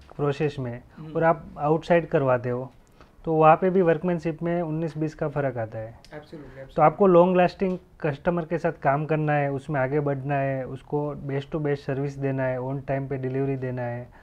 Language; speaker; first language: Hindi; non-native, local second language; Gujarati